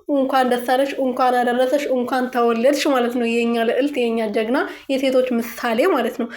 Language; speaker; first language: Amharic; non-native, local second language; Oromo